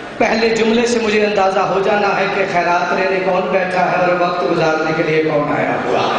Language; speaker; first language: Urdu; non-native, local second language; Punjabi